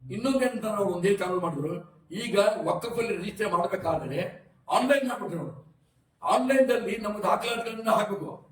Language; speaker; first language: Kannada; non-native, local second language; Urdu